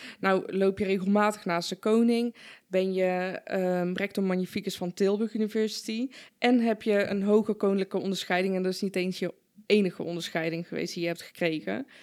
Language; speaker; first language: Dutch; early bilingual, other home language; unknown